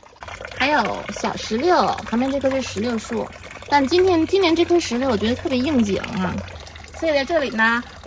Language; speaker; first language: Chinese; native; Chinese